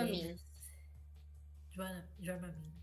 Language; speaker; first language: English; non-native, learner; Portuguese